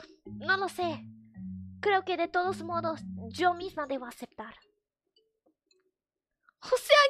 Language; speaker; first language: Spanish; non-native, fluent; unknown